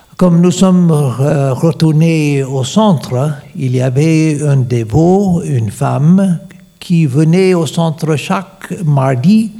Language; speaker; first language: French; non-native, fluent; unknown